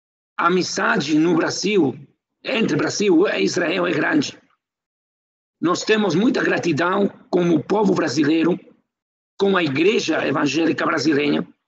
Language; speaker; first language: Portuguese; non-native, fluent; Spanish